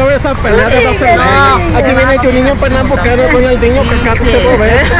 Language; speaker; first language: Spanish; native; Spanish